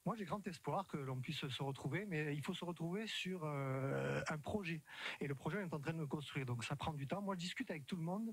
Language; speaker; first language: French; native; French